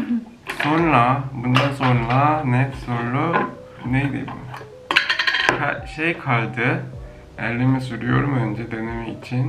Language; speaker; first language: Turkish; non-native, learner; Korean